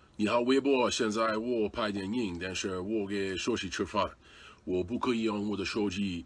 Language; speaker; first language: Chinese; non-native, learner; English